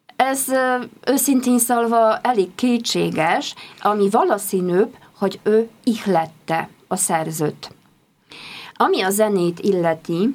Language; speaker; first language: Hungarian; non-native, fluent; Polish